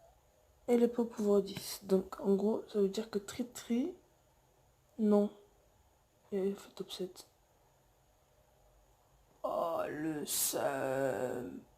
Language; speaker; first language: French; native; French